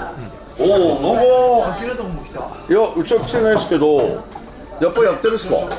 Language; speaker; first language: Japanese; native; Japanese